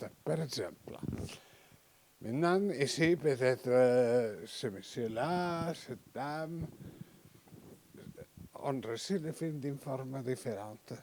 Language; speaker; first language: French; non-native, learner; Catalan